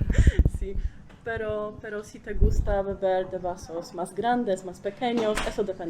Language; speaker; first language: Spanish; non-native, fluent; Polish